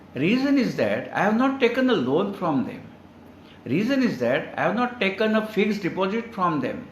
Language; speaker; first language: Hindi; non-native, local second language; Marathi